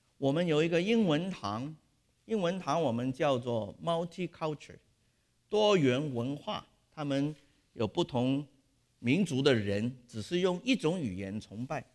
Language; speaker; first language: Chinese; non-native, local second language; Cantonese